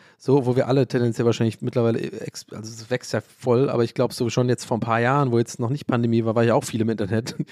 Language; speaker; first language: German; early bilingual, other home language; English